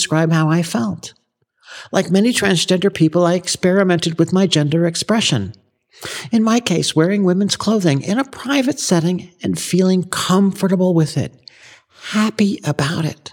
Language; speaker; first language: English; native; English